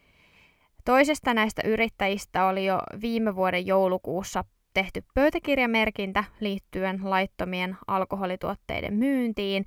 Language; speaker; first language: Finnish; native; Finnish